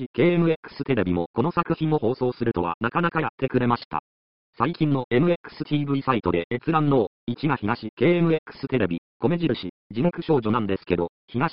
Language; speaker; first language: Japanese; native; Japanese